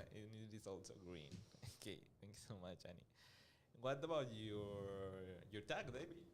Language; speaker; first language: English; non-native, fluent; Spanish